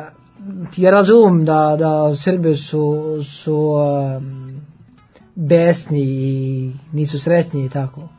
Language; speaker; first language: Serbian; non-native, learner; Norwegian